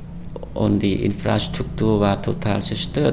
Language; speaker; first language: German; non-native, fluent; Khmer